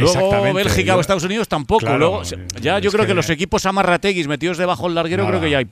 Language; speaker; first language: Spanish; native; Spanish